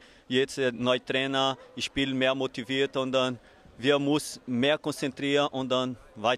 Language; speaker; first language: German; non-native, learner; Portuguese